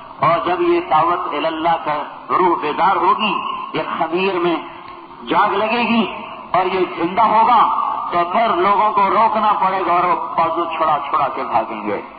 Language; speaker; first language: Urdu; non-native, local second language; Punjabi